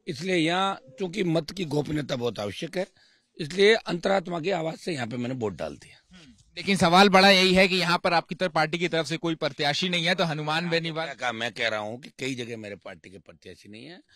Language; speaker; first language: Hindi; native; Hindi